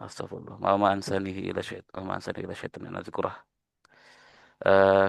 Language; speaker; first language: Arabic; non-native, learner; Indonesian